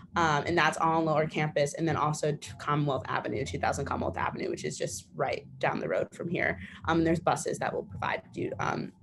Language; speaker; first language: English; native; English